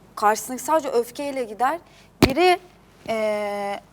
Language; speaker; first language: Turkish; native; Turkish